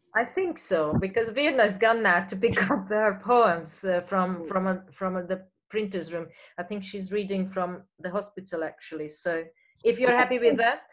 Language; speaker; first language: English; non-native, fluent; Hungarian